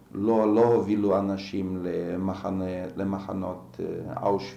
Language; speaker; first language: Hebrew; non-native, fluent; Slovak